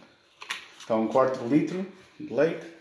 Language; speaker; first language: Portuguese; early bilingual, heritage; Portuguese